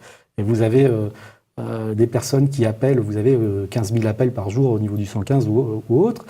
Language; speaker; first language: French; native; French